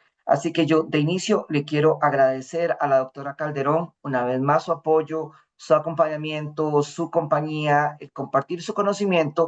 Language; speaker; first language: Spanish; native; Spanish